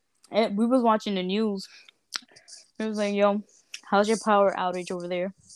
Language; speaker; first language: English; early bilingual, other home language; Spanish